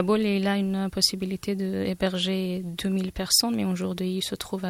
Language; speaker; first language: French; non-native, fluent; Persian